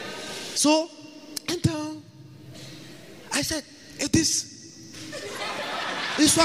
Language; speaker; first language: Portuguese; non-native, learner; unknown